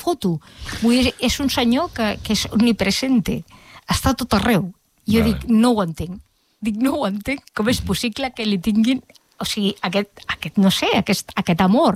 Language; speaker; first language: Catalan; native; Catalan